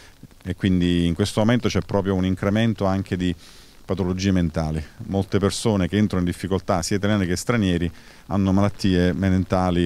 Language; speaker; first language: Italian; native; Italian